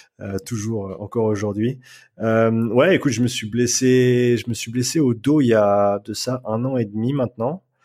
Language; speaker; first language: French; native; French